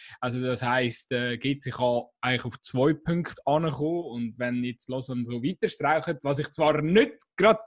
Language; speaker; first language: German; native; German